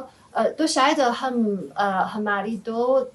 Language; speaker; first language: Hindi; non-native, fluent; Chinese